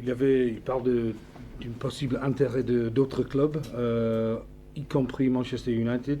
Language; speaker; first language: French; non-native, fluent; English